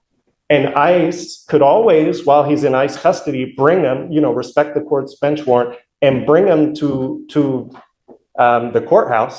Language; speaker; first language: English; native; English